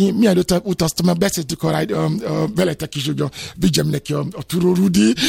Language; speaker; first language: Hungarian; non-native, learner; Yoruba